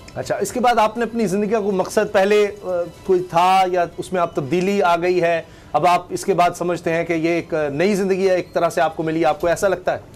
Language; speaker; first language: Urdu; native; Urdu